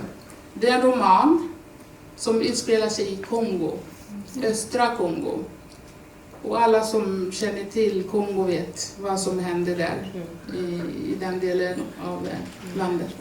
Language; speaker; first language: Swedish; non-native, fluent; Swahili